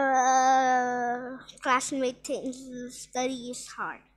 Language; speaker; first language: English; non-native, learner; Vietnamese